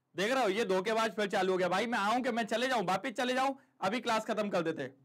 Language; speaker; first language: Hindi; native; Hindi